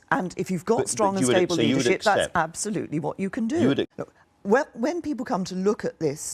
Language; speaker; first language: English; native; English